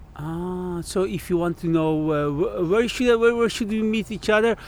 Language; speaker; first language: English; non-native, fluent; Persian